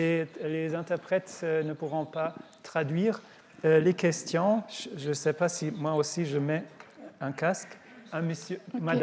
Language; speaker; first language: French; non-native, fluent; Polish